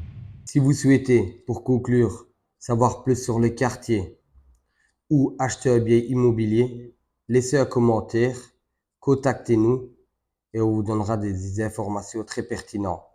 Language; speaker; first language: French; non-native, fluent; Turkish